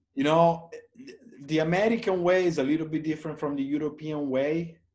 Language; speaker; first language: English; non-native, fluent; Italian